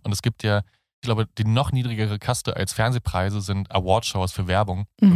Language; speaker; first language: German; native; German